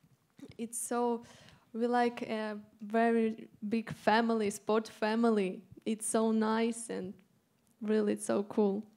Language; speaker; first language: English; non-native, learner; Ukrainian